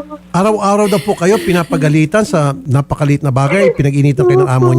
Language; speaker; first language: Filipino; native; Filipino